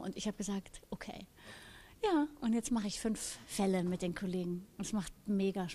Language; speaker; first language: German; native; German